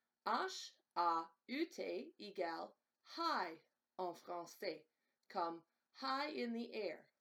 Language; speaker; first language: French; non-native, fluent; English